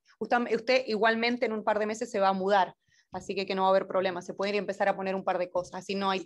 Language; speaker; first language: Spanish; native; Spanish